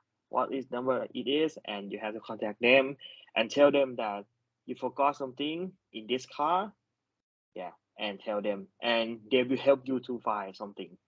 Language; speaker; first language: English; non-native, learner; Thai